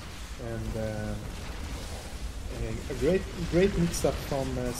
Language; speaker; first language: English; non-native, fluent; Swedish